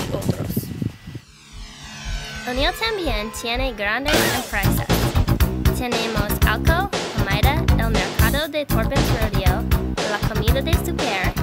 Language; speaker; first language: Spanish; non-native, learner; English